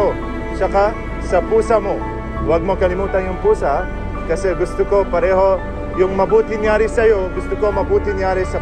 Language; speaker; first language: Filipino; non-native, learner; Arabic